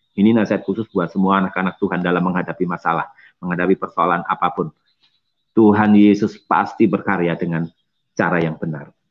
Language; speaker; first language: Indonesian; non-native, local second language; Javanese